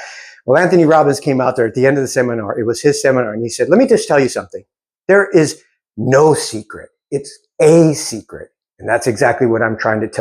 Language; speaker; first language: English; native; English